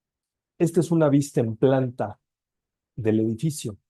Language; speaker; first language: Spanish; native; Spanish